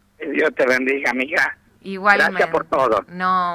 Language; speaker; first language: Spanish; native; Spanish